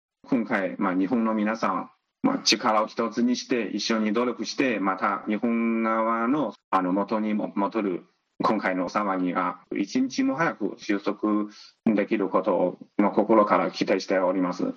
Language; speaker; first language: Japanese; non-native, fluent; Chinese